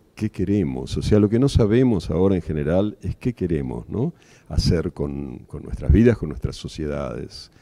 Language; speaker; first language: Spanish; native; Spanish